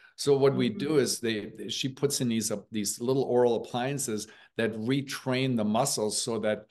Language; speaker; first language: English; early bilingual, other home language; German